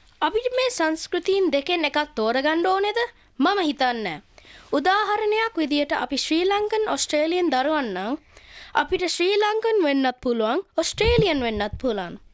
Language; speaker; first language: Sinhala; early bilingual, heritage; Sinhala